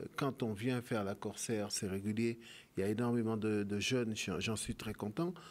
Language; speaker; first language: French; native; French